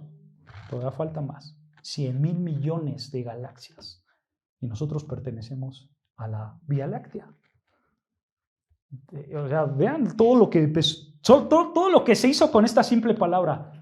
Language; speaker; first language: Spanish; native; Spanish